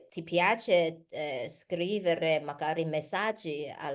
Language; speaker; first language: Italian; non-native, learner; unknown